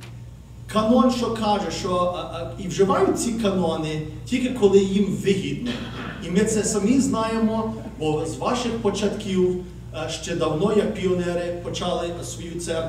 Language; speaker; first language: Ukrainian; early bilingual, heritage; Ukrainian